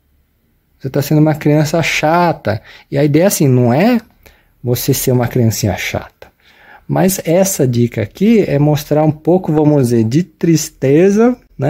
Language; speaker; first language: Portuguese; native; Portuguese